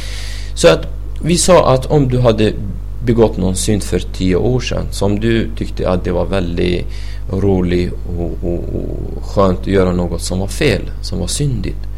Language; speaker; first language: Swedish; non-native, fluent; Arabic